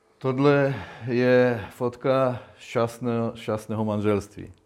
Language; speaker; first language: Czech; non-native, learner; Russian